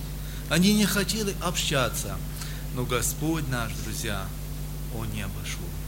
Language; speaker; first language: Russian; non-native, local second language; Romany